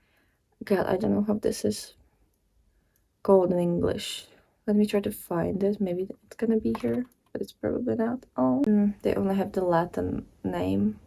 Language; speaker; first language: English; non-native, fluent; Czech